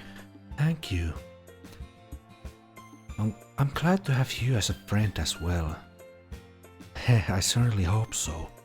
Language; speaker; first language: English; non-native, fluent; Finnish